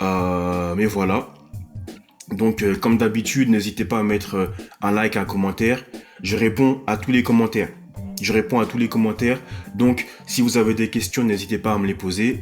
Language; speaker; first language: French; native; French